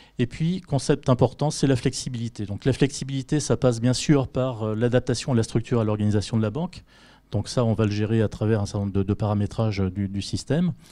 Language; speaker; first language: French; native; French